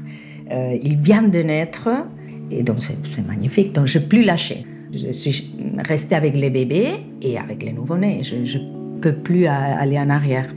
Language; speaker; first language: French; non-native, fluent; Spanish